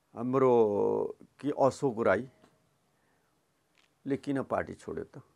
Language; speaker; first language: Nepali; non-native, local second language; Limbu